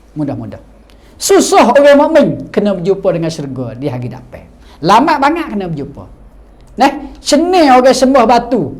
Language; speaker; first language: Malay; native; Malay